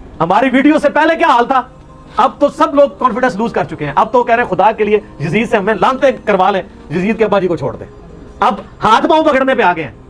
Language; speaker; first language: Urdu; non-native, local second language; Punjabi